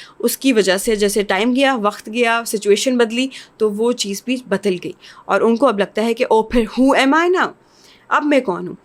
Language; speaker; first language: Urdu; non-native, local second language; English